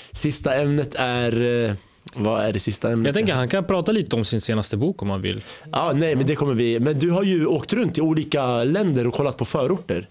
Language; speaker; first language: Swedish; early bilingual, other home language; Arabic